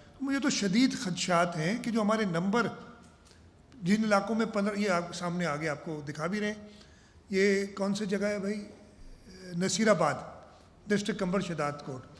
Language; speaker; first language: Urdu; non-native, local second language; Sindhi